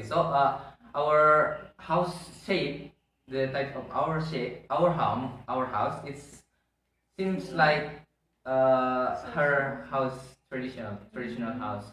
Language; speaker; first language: English; non-native, learner; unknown